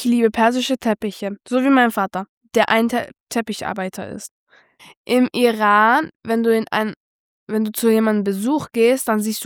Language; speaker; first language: German; early bilingual, other home language; Persian